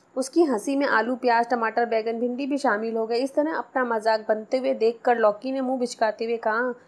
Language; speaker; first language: Hindi; non-native, local second language; Marathi